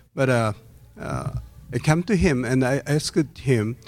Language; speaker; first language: English; non-native, learner; Japanese